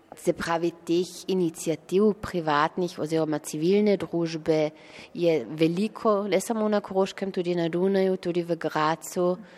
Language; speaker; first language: Slovenian; early bilingual, heritage; Slovenian